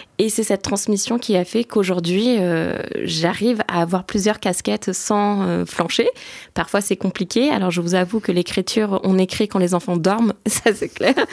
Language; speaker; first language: French; early bilingual, other home language; Turkish